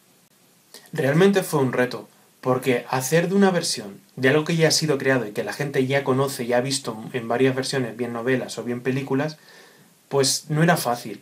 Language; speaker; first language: Spanish; native; Spanish